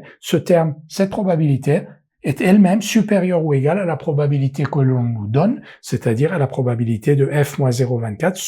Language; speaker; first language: French; native; French